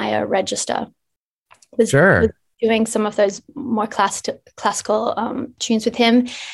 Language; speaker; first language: English; native; English